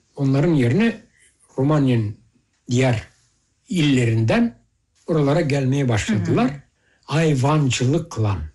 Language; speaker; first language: Turkish; early bilingual, heritage; Turkish